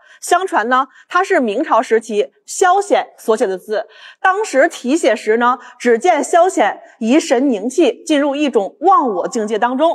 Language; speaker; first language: Chinese; native; Chinese